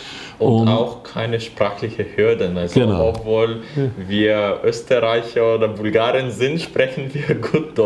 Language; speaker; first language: German; non-native, fluent; Bulgarian